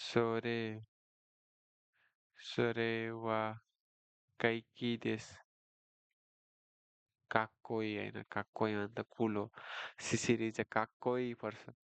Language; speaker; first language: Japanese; non-native, learner; Nepali